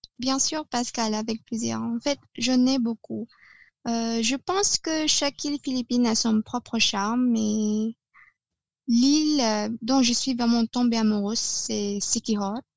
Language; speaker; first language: French; non-native, fluent; Filipino